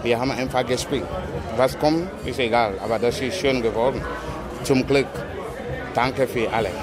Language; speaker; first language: German; non-native, learner; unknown